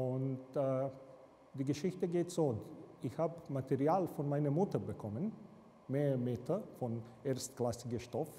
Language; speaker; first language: German; non-native, fluent; Serbian